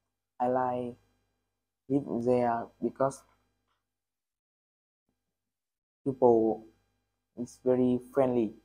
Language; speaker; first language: English; non-native, learner; Vietnamese